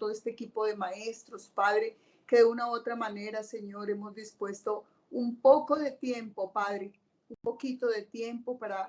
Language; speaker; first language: Spanish; native; Spanish